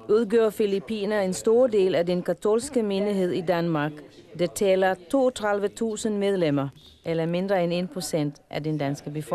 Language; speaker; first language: Danish; non-native, fluent; Filipino